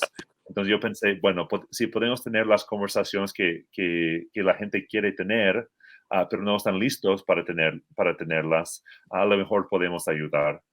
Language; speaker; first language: Spanish; non-native, fluent; English